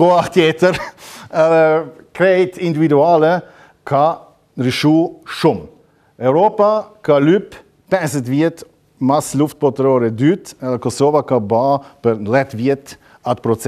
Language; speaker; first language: Albanian; non-native, learner; German